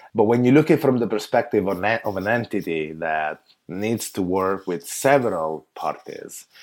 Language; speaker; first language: English; non-native, fluent; Italian